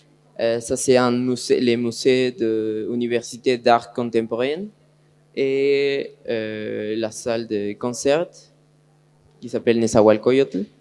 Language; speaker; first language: French; non-native, learner; Spanish